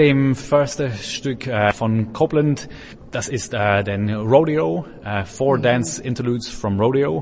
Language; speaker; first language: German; non-native, learner; Czech